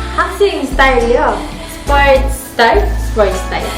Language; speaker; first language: Korean; non-native, learner; Filipino